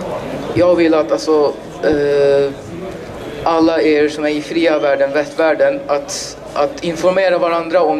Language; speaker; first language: Swedish; non-native, learner; Uyghur